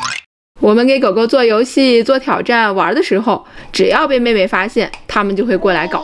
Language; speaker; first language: Chinese; native; Chinese